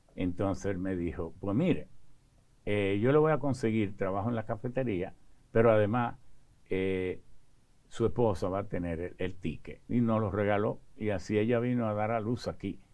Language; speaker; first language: Spanish; early bilingual, other home language; French